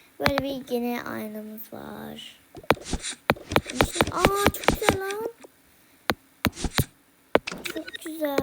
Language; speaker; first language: Turkish; early bilingual, heritage; Turkish